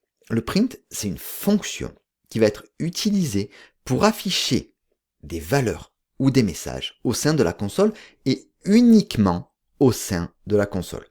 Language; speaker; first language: French; native; French